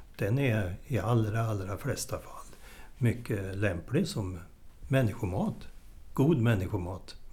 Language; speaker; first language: Swedish; native; Swedish